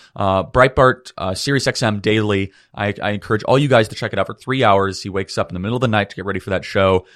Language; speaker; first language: English; native; English